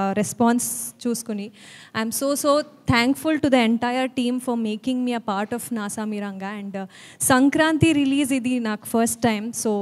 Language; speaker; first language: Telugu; non-native, learner; Kannada